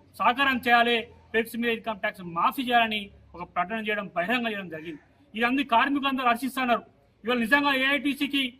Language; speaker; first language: Telugu; native; Telugu